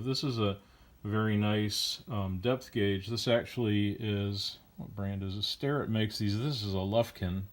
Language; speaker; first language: English; native; English